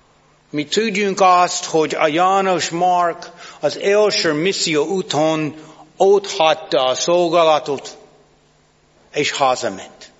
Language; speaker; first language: Hungarian; non-native, fluent; English